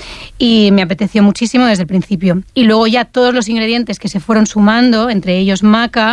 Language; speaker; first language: Spanish; native; Spanish